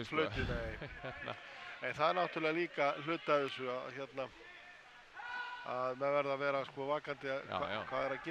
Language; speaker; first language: Icelandic; native; Icelandic